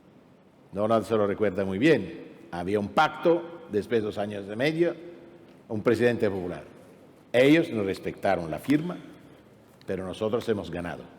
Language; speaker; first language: Spanish; non-native, fluent; Italian